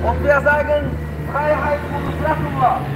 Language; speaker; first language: German; non-native, fluent; Tajik